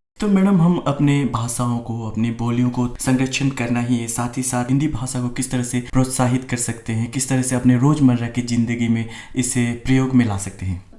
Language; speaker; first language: Hindi; non-native, local second language; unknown